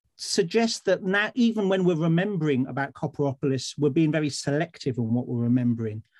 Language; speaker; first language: English; native; English